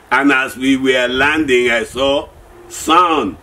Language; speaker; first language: English; non-native, local second language; Yoruba